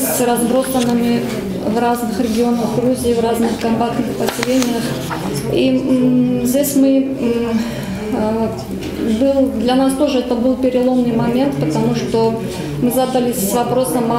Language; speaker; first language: Russian; native; Russian